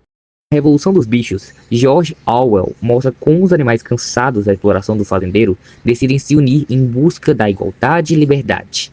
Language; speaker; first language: Portuguese; native; Portuguese